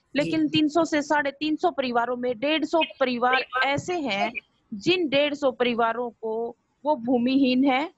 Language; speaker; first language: Hindi; native; Hindi